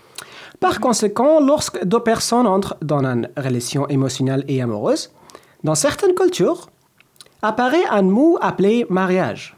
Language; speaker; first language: French; non-native, learner; Persian